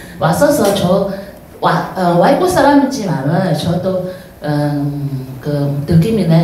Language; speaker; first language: Korean; non-native, learner; Chinese